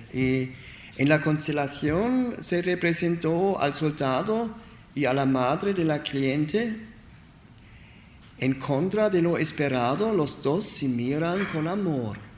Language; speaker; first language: Spanish; non-native, learner; German